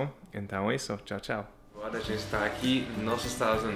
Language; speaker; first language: Portuguese; non-native, fluent; English